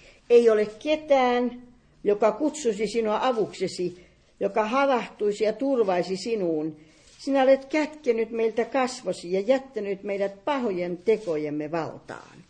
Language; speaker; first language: Finnish; native; Finnish